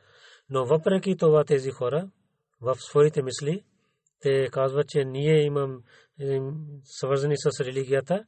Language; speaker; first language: Bulgarian; non-native, learner; Urdu